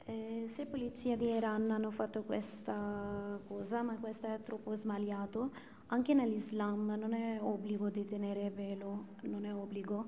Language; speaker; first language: Italian; non-native, learner; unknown